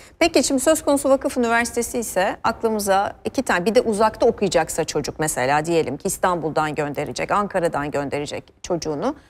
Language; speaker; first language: Turkish; native; Turkish